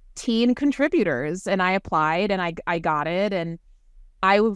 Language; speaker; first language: English; native; English